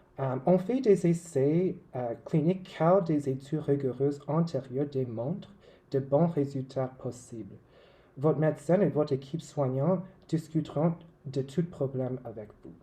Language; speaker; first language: French; non-native, local second language; English